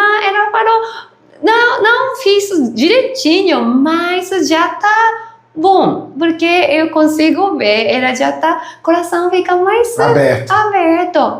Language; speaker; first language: Portuguese; non-native, learner; Japanese